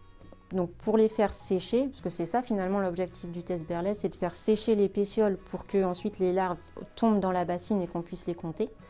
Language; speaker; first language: French; native; French